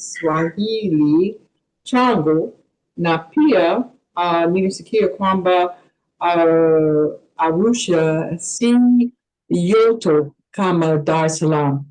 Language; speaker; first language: Swahili; non-native, learner; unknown